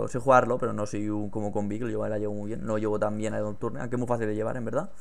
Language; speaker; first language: Spanish; native; Spanish